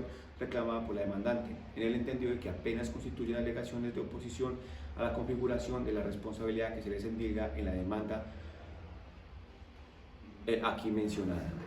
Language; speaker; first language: Spanish; native; Spanish